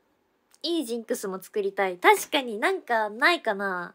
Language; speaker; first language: Japanese; native; Japanese